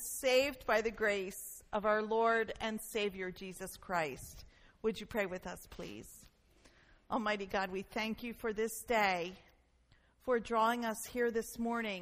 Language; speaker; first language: English; native; English